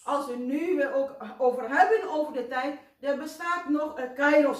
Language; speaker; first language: Dutch; non-native, fluent; Indonesian